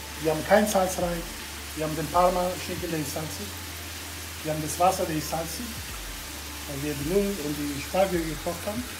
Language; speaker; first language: German; non-native, fluent; Italian